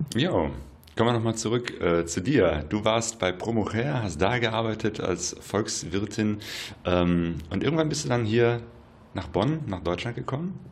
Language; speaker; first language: German; native; German